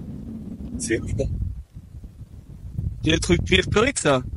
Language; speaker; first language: French; native; French